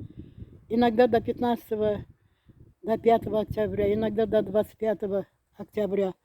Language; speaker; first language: Russian; non-native, fluent; Azerbaijani